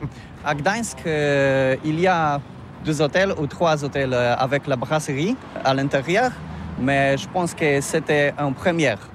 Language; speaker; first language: French; non-native, learner; Polish